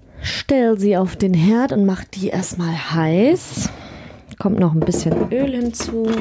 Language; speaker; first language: German; early bilingual, other home language; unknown